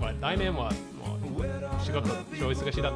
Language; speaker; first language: Japanese; non-native, fluent; English